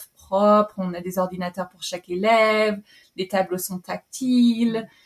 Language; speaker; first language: French; native; French